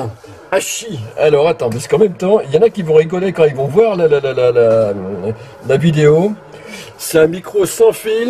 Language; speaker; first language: French; native; French